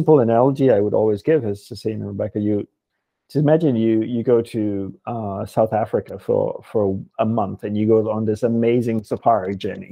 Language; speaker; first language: English; non-native, local second language; Tamil